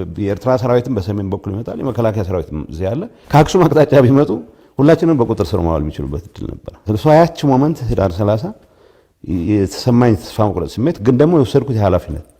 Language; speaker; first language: Amharic; non-native, local second language; Tigrinya